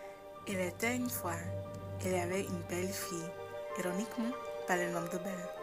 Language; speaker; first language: French; non-native, learner; English